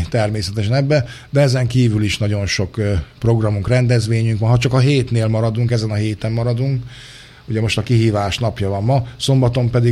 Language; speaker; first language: Hungarian; native; Hungarian